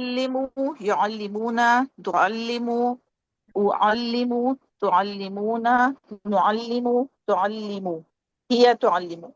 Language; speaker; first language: Arabic; non-native, learner; Urdu